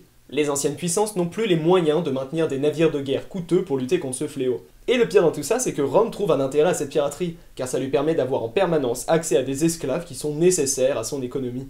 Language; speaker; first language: French; native; French